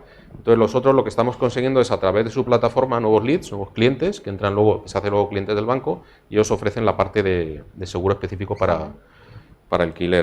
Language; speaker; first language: Spanish; native; Spanish